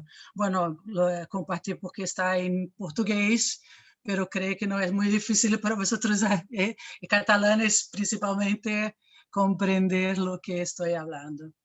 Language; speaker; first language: Spanish; non-native, fluent; Portuguese